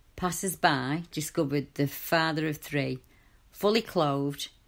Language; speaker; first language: English; native; English